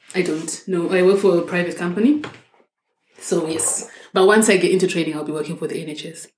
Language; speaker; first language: English; non-native, local second language; Shona